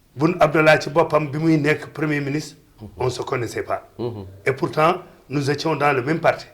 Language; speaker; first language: Wolof; non-native, local second language; Serer